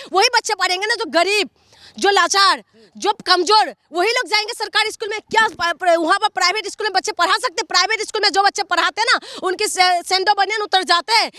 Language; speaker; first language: Hindi; non-native, local second language; Assamese